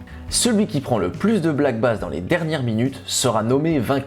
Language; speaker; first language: French; native; French